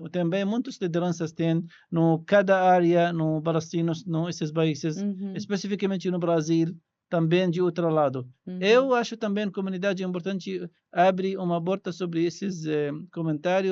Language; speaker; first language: Portuguese; non-native, learner; Arabic